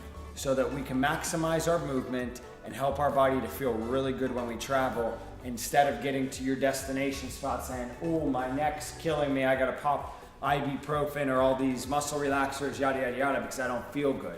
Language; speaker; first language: English; native; English